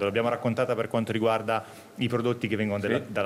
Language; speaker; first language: Italian; native; Italian